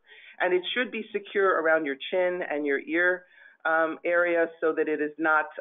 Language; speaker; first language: English; native; English